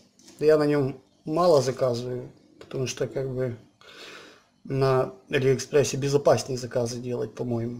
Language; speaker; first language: Russian; native; Russian